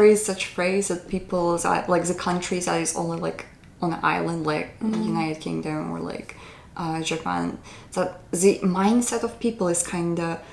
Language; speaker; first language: English; non-native, fluent; Russian